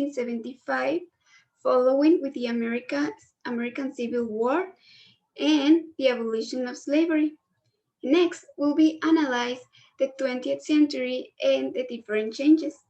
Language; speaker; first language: English; non-native, learner; Spanish